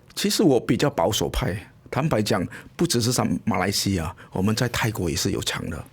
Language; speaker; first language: Chinese; native; Chinese